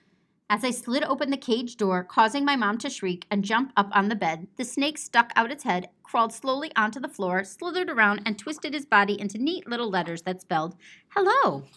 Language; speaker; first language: English; native; English